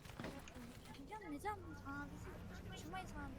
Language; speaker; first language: French; native; French